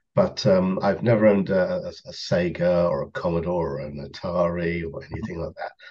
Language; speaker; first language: English; native; English